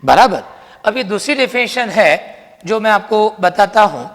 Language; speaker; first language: Hindi; non-native, local second language; Marathi